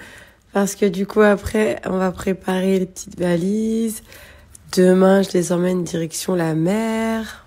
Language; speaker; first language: French; native; French